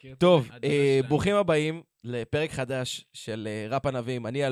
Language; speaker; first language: Hebrew; native; Hebrew